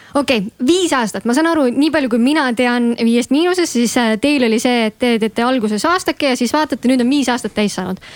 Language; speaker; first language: Estonian; native; Estonian